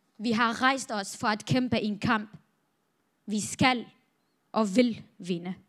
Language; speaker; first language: Danish; non-native, fluent; Central Kurdish